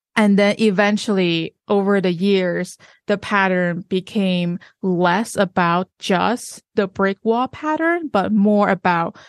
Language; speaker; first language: English; non-native, fluent; Chinese